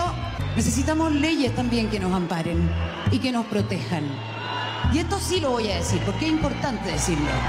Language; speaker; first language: Spanish; native; Spanish